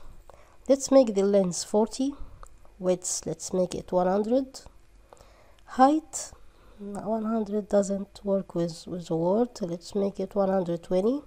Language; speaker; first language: English; non-native, fluent; Arabic